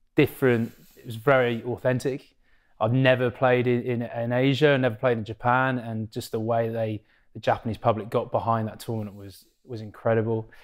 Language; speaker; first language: English; native; English